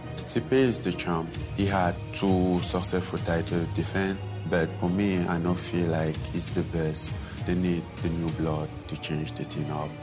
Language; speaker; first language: English; non-native, local second language; French